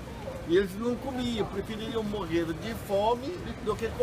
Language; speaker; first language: Portuguese; early bilingual, other home language; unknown